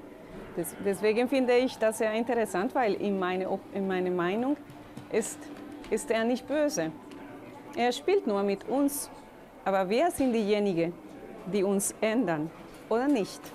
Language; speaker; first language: German; non-native, fluent; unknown